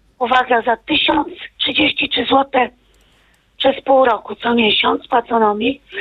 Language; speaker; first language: Polish; native; Polish